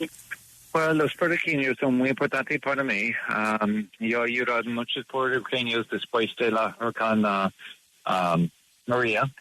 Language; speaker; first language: Spanish; non-native, learner; English